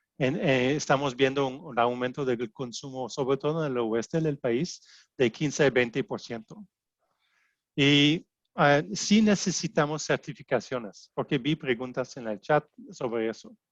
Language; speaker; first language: Spanish; non-native, fluent; French